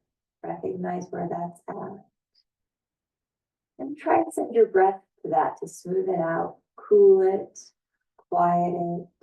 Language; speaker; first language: English; native; English